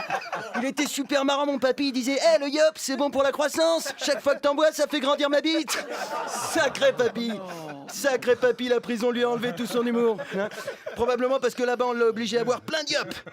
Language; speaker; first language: French; native; French